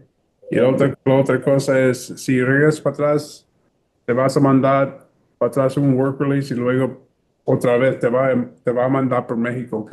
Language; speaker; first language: Spanish; early bilingual, heritage; English